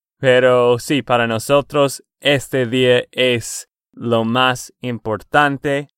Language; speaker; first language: Spanish; non-native, learner; English